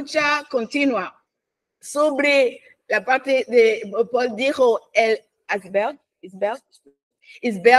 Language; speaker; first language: Spanish; non-native, fluent; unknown